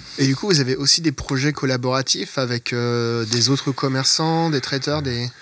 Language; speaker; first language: French; native; French